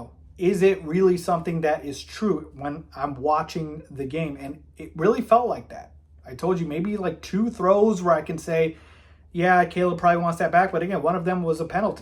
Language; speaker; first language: English; native; English